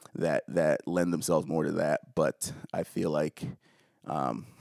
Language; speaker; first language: English; early bilingual, other home language; Akan